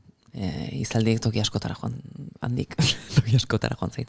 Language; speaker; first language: Basque; native; Basque